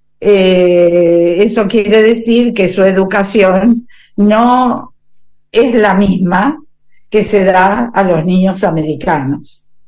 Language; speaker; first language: Spanish; native; Spanish